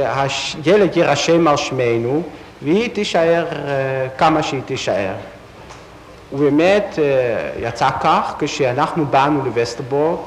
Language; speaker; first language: Hebrew; non-native, fluent; Dutch